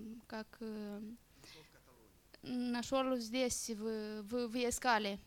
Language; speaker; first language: Russian; non-native, learner; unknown